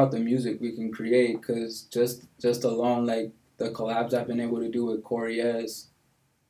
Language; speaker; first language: English; native; English